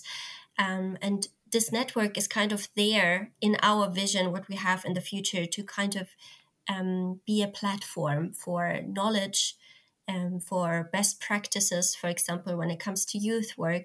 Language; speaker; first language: English; non-native, fluent; German